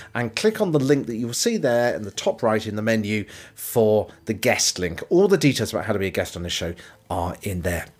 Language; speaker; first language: English; native; English